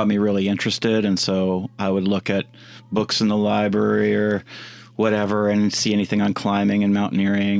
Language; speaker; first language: English; native; English